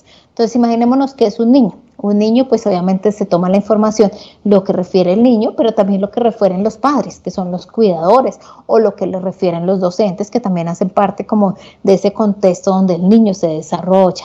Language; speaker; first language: Spanish; native; Spanish